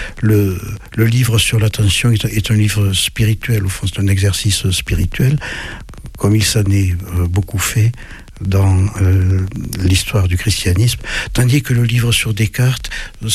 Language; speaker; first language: French; native; French